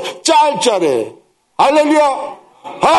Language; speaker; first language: Russian; non-native, learner; Korean